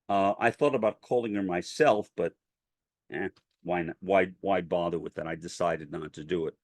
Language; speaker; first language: English; native; English